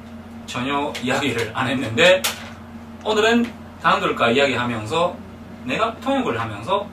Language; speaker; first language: Korean; non-native, fluent; Japanese